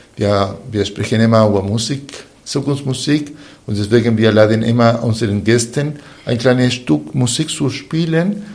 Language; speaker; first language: German; non-native, fluent; Spanish